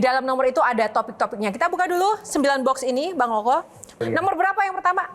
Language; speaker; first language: Indonesian; native; Indonesian